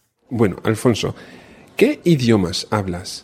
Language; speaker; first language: Spanish; non-native, fluent; English